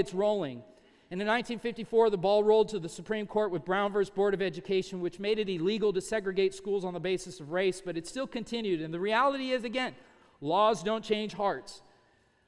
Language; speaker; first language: English; native; English